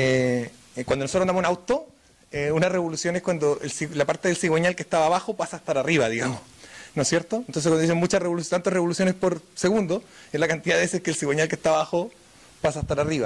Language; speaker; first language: Spanish; native; Spanish